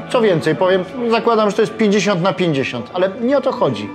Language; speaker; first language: Polish; native; Polish